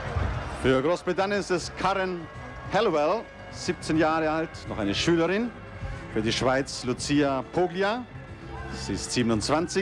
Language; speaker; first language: German; native; German